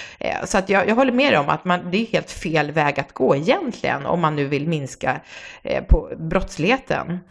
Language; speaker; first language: Swedish; native; Swedish